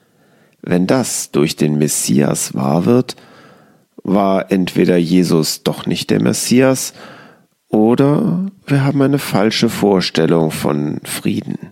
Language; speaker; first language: German; native; German